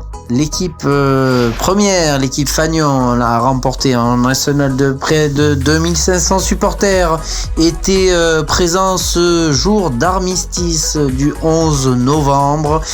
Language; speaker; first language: French; native; French